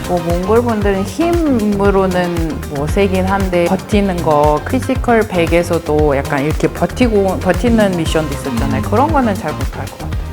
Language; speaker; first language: Korean; non-native, fluent; Mongolian